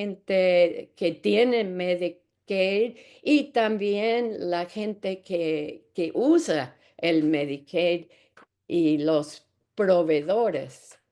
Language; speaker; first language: Spanish; non-native, fluent; English